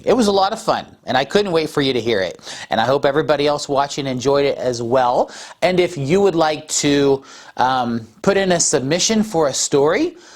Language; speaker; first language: English; native; English